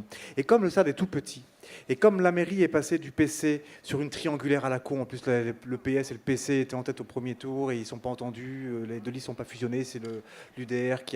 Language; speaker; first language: French; native; French